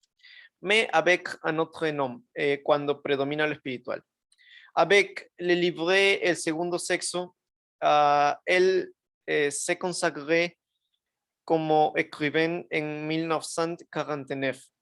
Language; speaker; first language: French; non-native, learner; Spanish